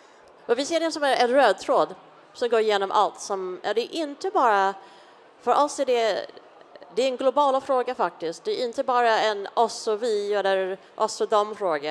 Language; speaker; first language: Swedish; non-native, fluent; English